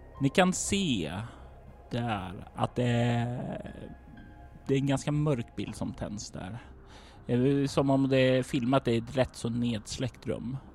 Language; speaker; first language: Swedish; native; Swedish